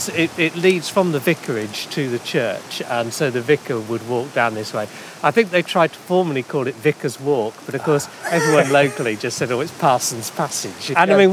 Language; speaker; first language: English; native; English